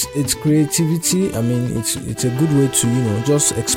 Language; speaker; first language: English; non-native, local second language; Yoruba